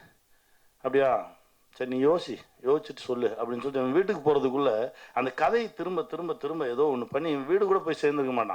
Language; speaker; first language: Tamil; native; Tamil